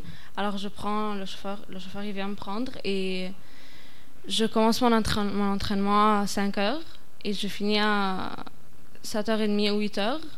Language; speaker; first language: French; non-native, fluent; Arabic